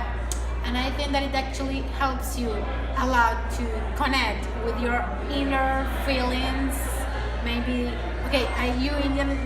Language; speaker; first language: English; non-native, fluent; Spanish